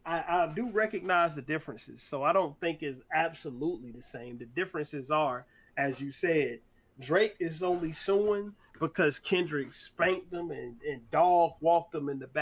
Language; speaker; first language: English; native; English